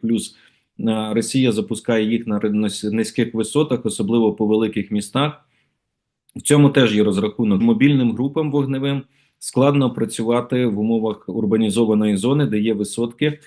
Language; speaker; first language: Ukrainian; native; Ukrainian